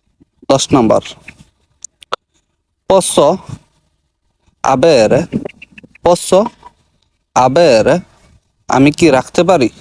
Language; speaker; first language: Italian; non-native, learner; Bangla